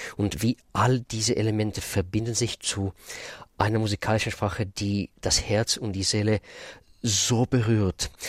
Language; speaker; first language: German; non-native, fluent; Russian